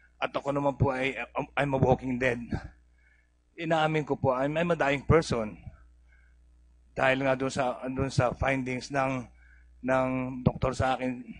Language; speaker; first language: Filipino; native; Filipino